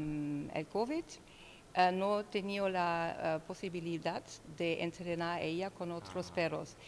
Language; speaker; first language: Spanish; non-native, learner; German